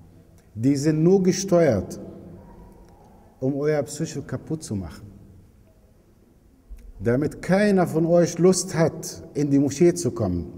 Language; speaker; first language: German; non-native, fluent; Arabic